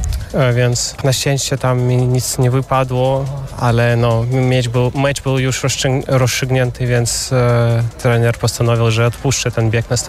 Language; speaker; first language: Polish; non-native, fluent; Russian